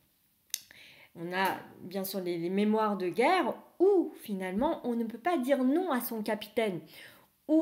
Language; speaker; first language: French; early bilingual, other home language; Vietnamese